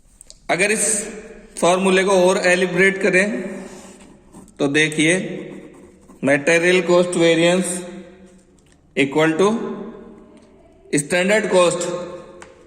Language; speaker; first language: Hindi; native; Hindi